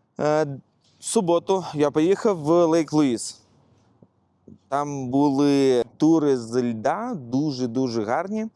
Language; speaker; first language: Ukrainian; non-native, local second language; Russian